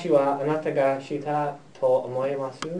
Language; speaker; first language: Japanese; non-native, learner; English